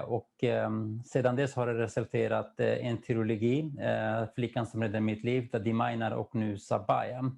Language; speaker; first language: Swedish; non-native, fluent; Kurdish